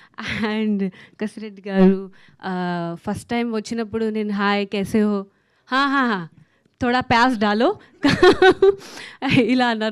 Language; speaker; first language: Telugu; non-native, local second language; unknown